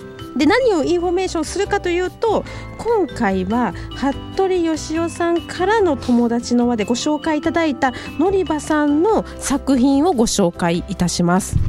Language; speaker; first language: Japanese; native; Japanese